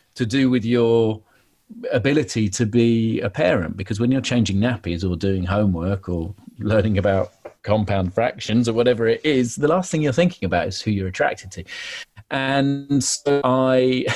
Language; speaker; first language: English; native; English